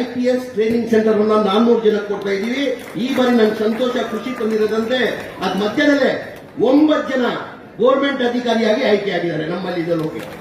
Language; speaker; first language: Kannada; non-native, local second language; Urdu